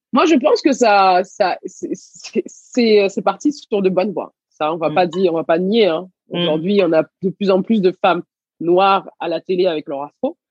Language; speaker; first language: French; early bilingual, other home language; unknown